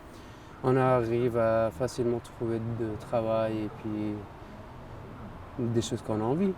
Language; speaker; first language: French; non-native, fluent; Persian